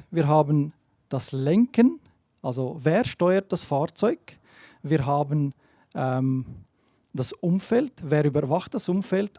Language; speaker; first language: German; native; German